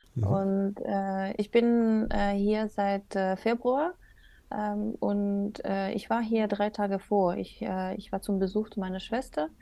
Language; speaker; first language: German; non-native, learner; Russian